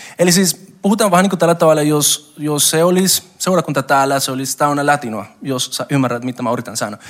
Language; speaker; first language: Finnish; non-native, fluent; Spanish